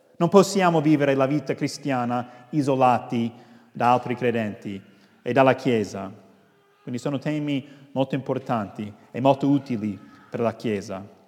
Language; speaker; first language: Italian; non-native, fluent; English